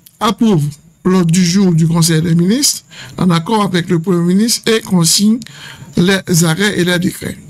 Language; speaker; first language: French; non-native, local second language; Haitian Creole